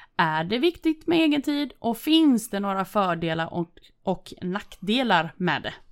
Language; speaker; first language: Swedish; early bilingual, other home language; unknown